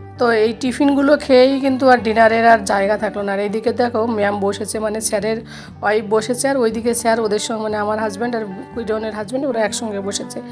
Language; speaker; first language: Bangla; native; Bangla